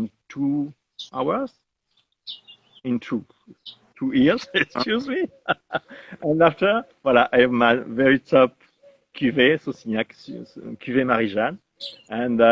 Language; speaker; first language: English; non-native, learner; French